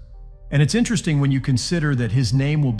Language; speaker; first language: English; native; English